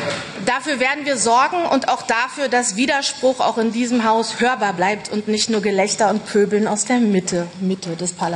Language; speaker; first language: German; native; German